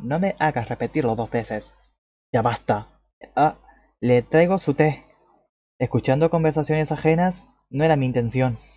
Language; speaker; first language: Spanish; native; Spanish